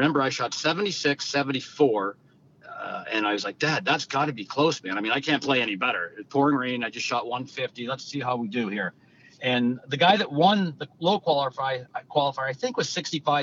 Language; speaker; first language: English; native; English